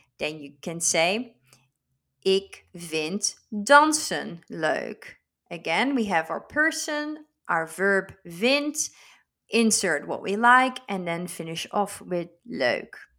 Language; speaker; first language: English; non-native, fluent; Dutch